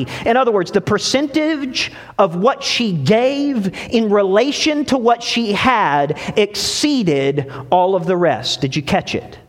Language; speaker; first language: English; native; English